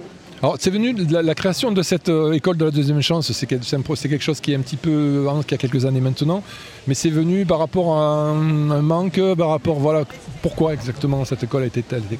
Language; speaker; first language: French; native; French